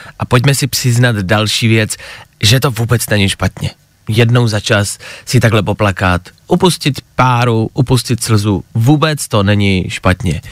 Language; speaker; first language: Czech; native; Czech